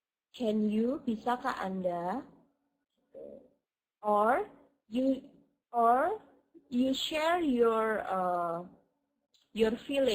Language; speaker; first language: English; non-native, fluent; Indonesian